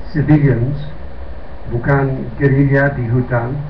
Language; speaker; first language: Indonesian; non-native, fluent; English